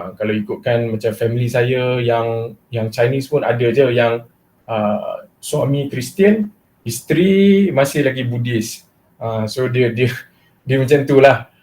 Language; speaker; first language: Malay; non-native, local second language; Chinese